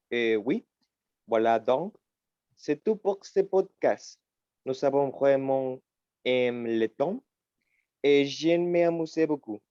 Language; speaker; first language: French; non-native, learner; Spanish